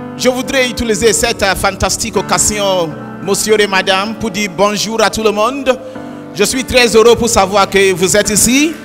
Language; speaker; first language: French; non-native, learner; Yoruba